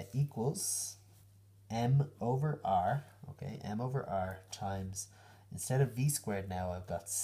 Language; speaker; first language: English; native; English